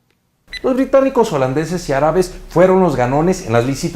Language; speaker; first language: Spanish; native; Spanish